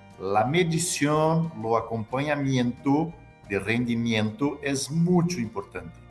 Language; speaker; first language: Spanish; non-native, learner; Portuguese